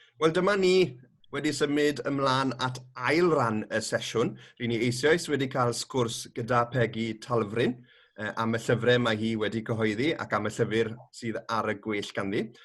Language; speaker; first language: Welsh; native; Welsh